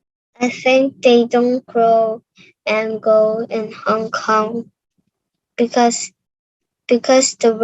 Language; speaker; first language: English; non-native, learner; Cantonese